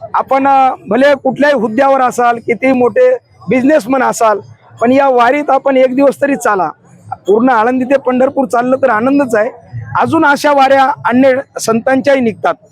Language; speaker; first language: Marathi; native; Marathi